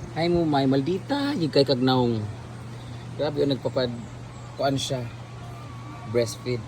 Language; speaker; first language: Filipino; non-native, local second language; Cebuano